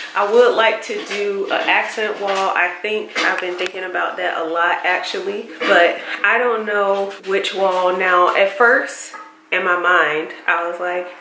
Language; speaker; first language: English; native; English